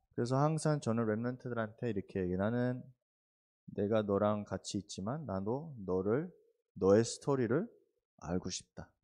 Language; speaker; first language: Korean; early bilingual, heritage; Korean